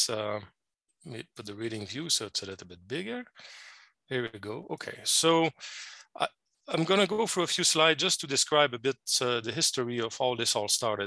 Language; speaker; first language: English; non-native, fluent; French